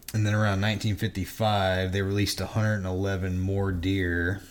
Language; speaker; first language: English; native; English